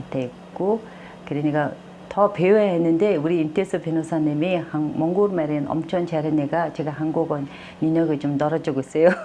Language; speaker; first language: Korean; non-native, learner; Mongolian